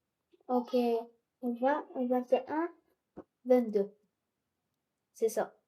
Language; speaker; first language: French; non-native, local second language; Arabic